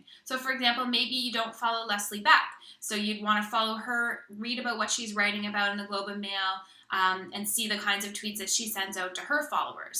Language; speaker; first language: English; native; English